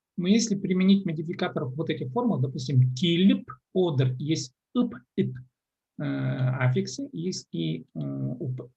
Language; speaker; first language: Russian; non-native, local second language; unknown